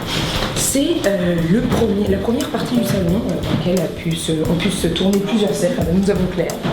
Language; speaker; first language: French; native; French